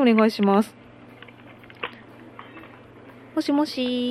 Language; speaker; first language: Japanese; native; Japanese